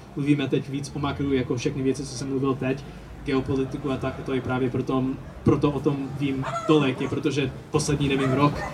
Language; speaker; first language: Czech; early bilingual, heritage; Czech